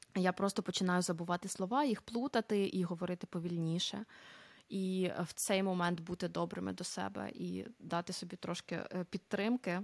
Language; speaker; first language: Ukrainian; native; Ukrainian